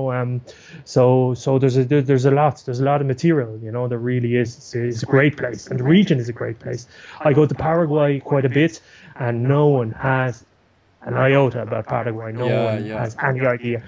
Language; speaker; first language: English; native; English